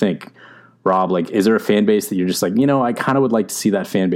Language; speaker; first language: English; native; English